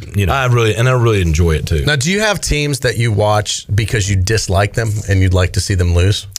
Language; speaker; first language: English; native; English